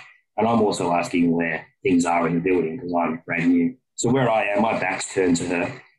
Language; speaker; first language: English; native; English